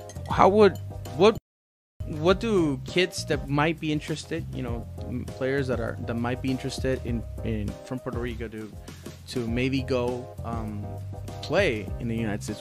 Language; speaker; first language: English; non-native, local second language; Spanish